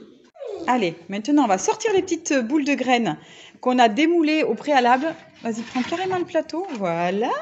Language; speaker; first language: French; native; French